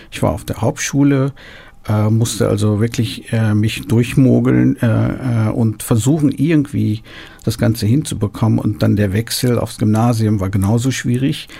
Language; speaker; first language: German; early bilingual, other home language; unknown